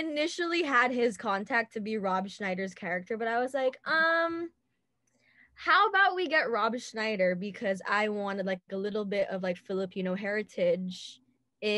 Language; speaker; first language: English; native; English